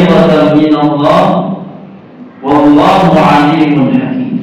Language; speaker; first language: Arabic; non-native, fluent; Indonesian